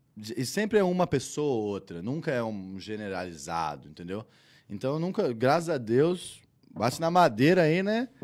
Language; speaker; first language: Portuguese; early bilingual, heritage; Portuguese